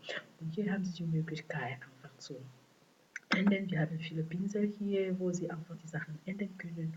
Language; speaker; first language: German; non-native, fluent; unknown